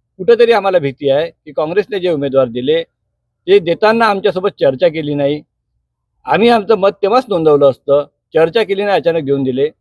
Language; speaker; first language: Marathi; native; Marathi